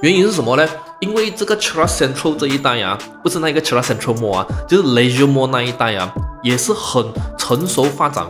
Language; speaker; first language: Chinese; native; Chinese